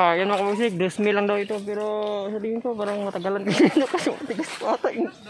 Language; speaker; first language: Filipino; non-native, local second language; Cebuano